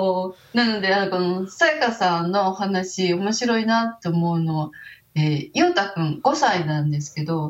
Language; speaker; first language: Japanese; native; Japanese